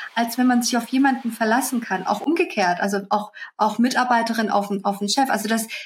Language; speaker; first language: German; early bilingual, other home language; Russian